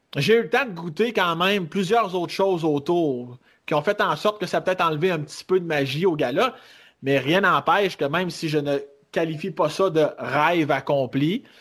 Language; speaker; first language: French; native; French